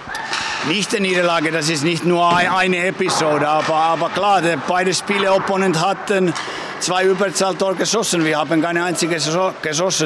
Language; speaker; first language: German; non-native, fluent; Finnish